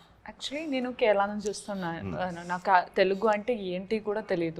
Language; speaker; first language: Telugu; non-native, learner; Malayalam